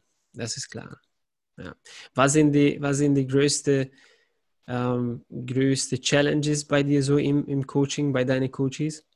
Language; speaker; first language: German; non-native, fluent; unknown